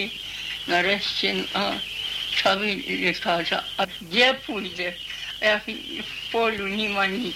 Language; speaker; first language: Polish; early bilingual, heritage; Polish